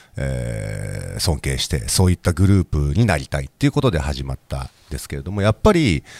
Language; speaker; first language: Japanese; native; Japanese